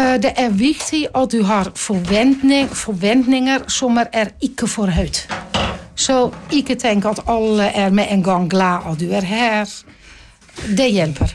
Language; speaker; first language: Norwegian; non-native, fluent; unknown